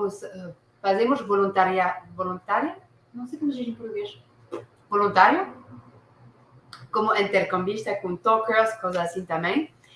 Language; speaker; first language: Portuguese; non-native, learner; French